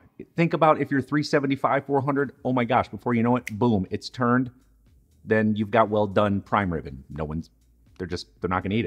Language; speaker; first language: English; native; English